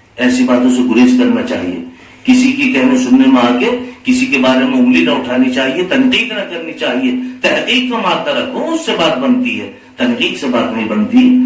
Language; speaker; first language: Urdu; native; Urdu